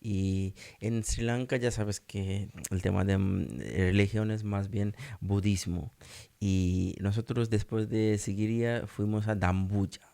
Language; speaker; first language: Spanish; non-native, learner; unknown